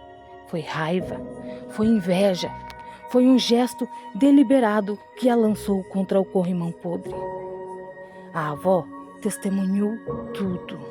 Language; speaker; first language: Portuguese; native; Portuguese